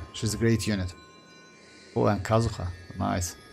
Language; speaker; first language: English; non-native, fluent; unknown